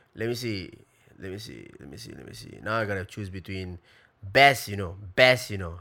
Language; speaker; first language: English; native; English